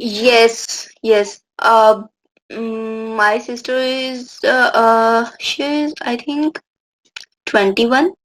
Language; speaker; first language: English; non-native, learner; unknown